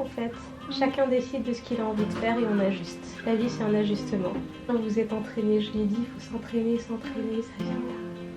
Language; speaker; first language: French; native; French